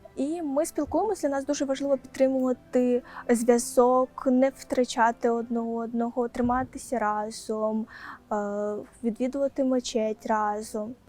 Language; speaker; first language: Ukrainian; non-native, local second language; Crimean Tatar